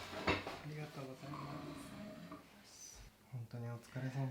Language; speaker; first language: Japanese; native; Japanese